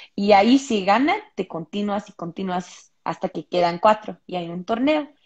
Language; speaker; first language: Spanish; early bilingual, heritage; Spanish